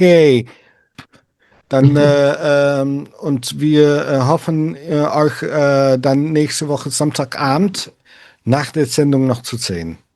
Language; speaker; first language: German; non-native, fluent; Dutch